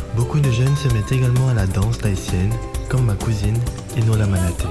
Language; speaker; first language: French; native; French